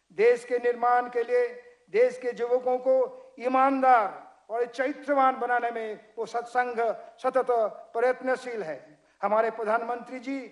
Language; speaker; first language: Hindi; non-native, local second language; Bangla